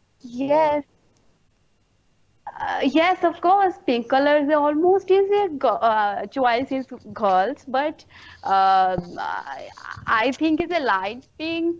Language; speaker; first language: English; non-native, learner; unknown